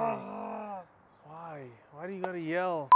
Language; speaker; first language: English; native; English